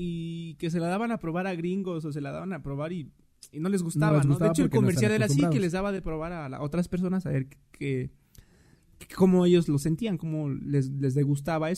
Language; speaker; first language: Spanish; native; Spanish